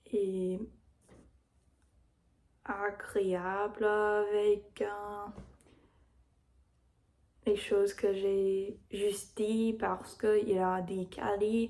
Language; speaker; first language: French; non-native, learner; English